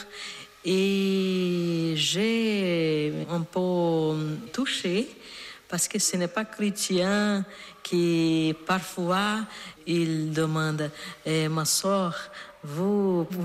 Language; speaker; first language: French; non-native, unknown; Portuguese